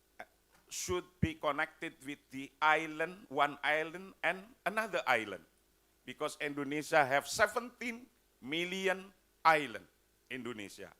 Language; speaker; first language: English; non-native, fluent; Indonesian